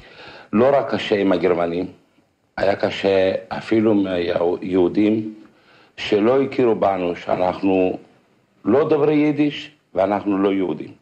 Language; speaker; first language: Hebrew; non-native, fluent; Ladino